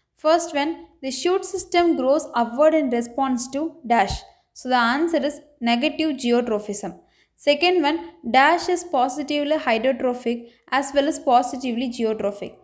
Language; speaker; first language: English; non-native, local second language; Tamil